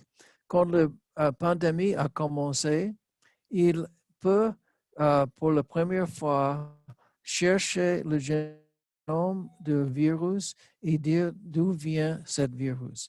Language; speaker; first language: French; non-native, learner; English